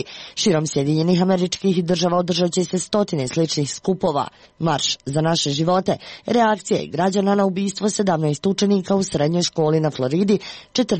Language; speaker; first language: Croatian; native; Croatian